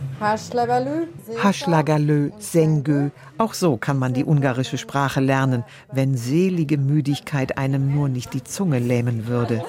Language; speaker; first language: German; native; German